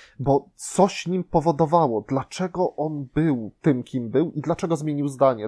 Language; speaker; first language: Polish; native; Polish